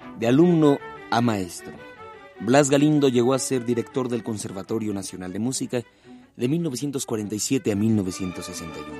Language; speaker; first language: Spanish; native; Spanish